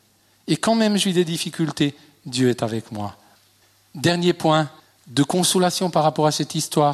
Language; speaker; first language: French; native; French